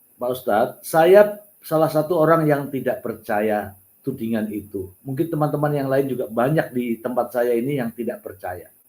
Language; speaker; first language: Indonesian; native; Indonesian